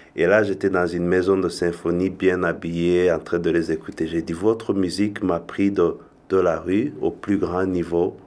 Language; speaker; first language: French; non-native, local second language; Kinyarwanda